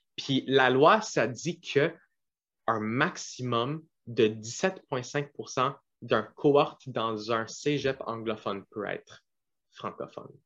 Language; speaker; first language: French; non-native, local second language; English